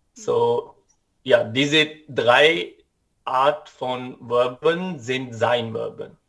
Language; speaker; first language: German; non-native, learner; Urdu